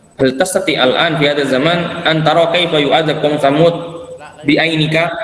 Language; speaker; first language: Arabic; non-native, fluent; Indonesian